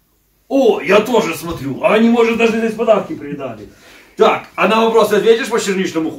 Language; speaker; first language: Russian; native; Russian